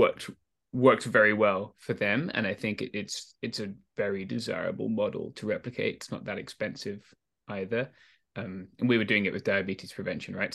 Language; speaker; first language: English; native; English